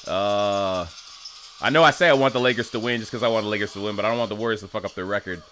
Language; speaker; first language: English; native; English